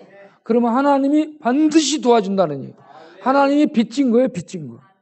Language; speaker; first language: Korean; native; Korean